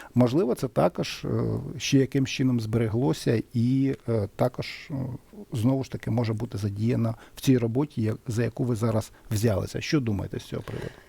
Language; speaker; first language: Ukrainian; native; Ukrainian